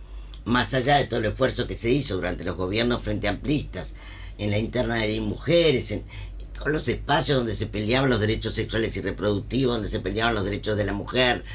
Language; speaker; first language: Spanish; native; Spanish